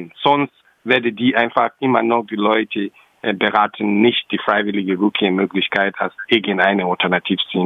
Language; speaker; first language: German; non-native, local second language; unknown